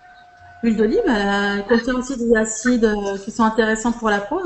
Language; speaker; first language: French; native; French